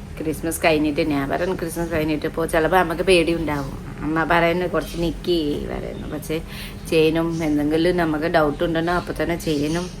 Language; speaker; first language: Malayalam; non-native, learner; Nepali